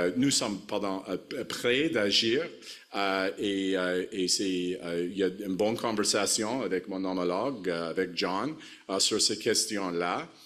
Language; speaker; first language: French; non-native, local second language; English